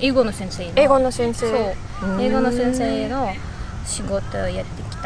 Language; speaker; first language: Japanese; non-native, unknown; Bashkir